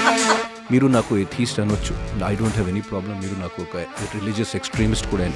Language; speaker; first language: Telugu; non-native, fluent; Hindi